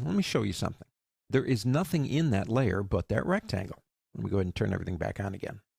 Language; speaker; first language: English; native; English